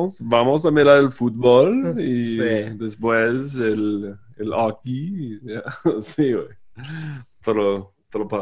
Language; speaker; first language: Spanish; non-native, fluent; English